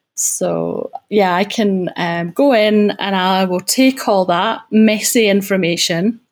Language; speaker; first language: English; native; English